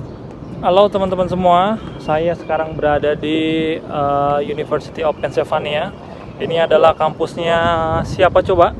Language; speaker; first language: Indonesian; non-native, local second language; Sundanese